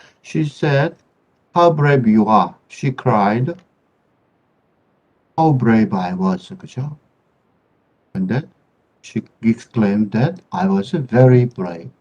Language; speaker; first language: English; non-native, fluent; Korean